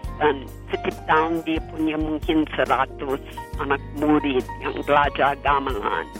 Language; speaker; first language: Indonesian; non-native, fluent; English